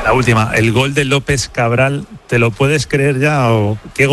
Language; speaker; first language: Spanish; native; Spanish